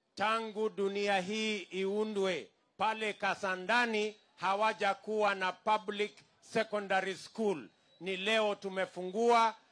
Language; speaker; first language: Swahili; non-native, local second language; Kalenjin